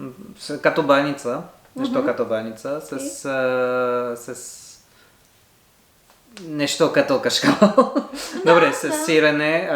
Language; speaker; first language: Bulgarian; non-native, learner; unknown